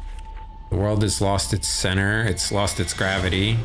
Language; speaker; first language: English; native; English